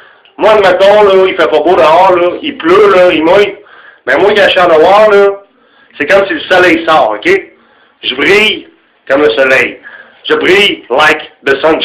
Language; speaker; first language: French; native; French